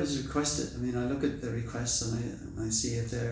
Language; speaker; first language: English; native; English